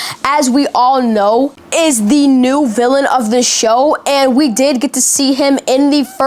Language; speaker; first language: English; native; English